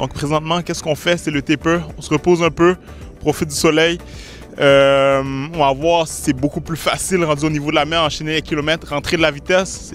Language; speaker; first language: French; native; French